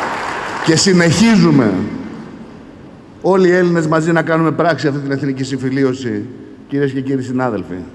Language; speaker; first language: Greek; native; Greek